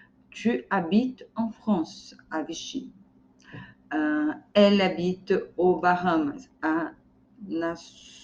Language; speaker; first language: French; non-native, fluent; Portuguese